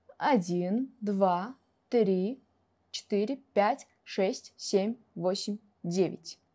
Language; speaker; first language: Russian; non-native, local second language; Kara-Kalpak